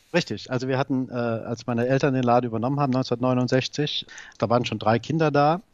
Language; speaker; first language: German; native; German